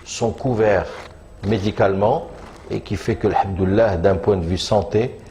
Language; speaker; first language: French; non-native, local second language; Arabic